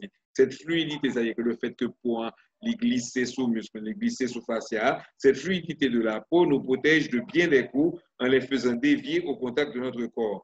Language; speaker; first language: French; non-native, local second language; Haitian Creole